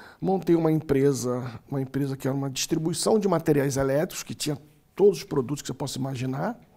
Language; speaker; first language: Portuguese; native; Portuguese